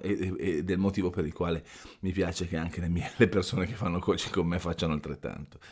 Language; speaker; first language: Italian; native; Italian